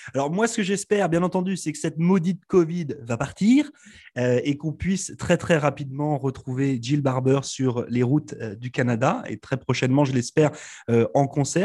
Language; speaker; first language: French; native; French